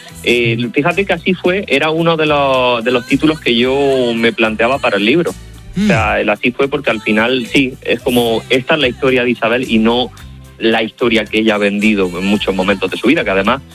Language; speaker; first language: Spanish; native; Spanish